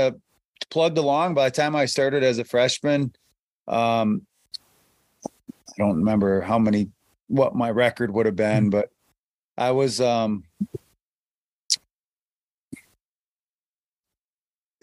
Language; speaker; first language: English; native; English